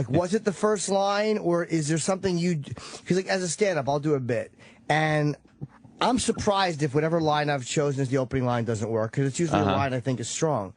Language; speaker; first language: English; native; English